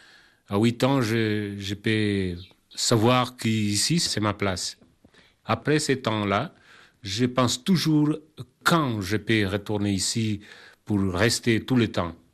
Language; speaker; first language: French; non-native, learner; Kabuverdianu